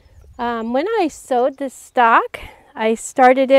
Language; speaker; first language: English; native; English